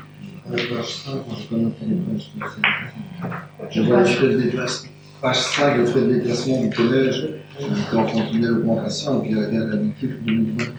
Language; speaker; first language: French; native; French